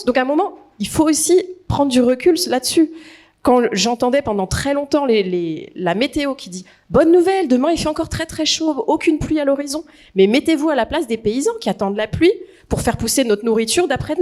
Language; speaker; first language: French; native; French